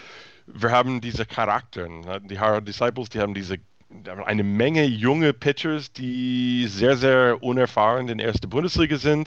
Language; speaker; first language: German; non-native, fluent; English